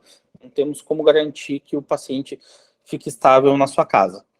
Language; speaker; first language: Portuguese; native; Portuguese